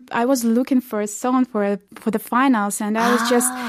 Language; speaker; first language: English; non-native, fluent; Belarusian